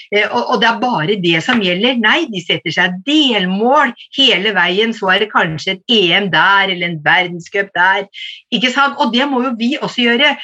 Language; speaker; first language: Norwegian; native; Norwegian